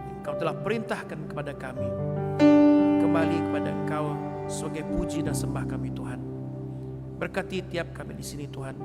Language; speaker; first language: Malay; non-native, local second language; Iban